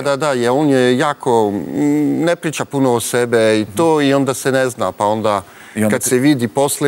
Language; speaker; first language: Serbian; early bilingual, heritage; French